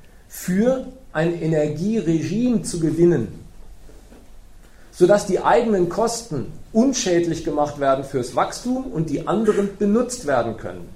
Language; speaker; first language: German; native; German